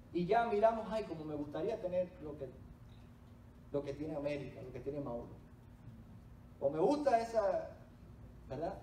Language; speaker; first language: Spanish; native; Spanish